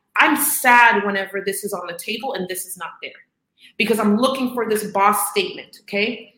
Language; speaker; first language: English; early bilingual, other home language; Spanish